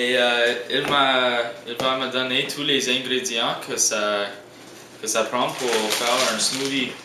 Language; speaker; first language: French; non-native, learner; English